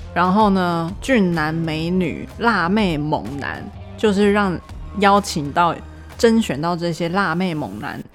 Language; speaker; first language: Chinese; native; Chinese